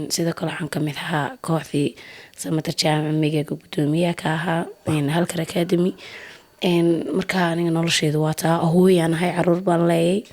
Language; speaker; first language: Somali; native; Somali